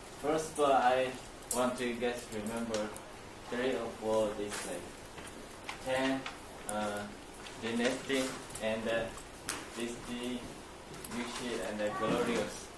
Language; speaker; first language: English; non-native, learner; Chinese